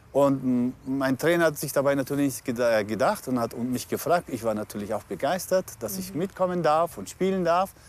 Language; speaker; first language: German; early bilingual, other home language; Turkish